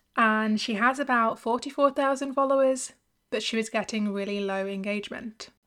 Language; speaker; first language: English; native; English